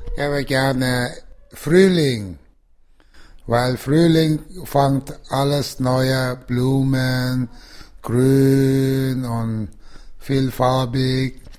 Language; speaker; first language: German; non-native, learner; Tibetan